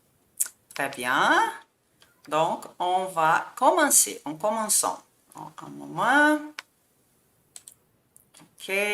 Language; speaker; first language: French; non-native, fluent; Portuguese